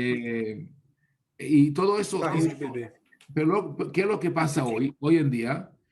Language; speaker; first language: Spanish; non-native, fluent; Hebrew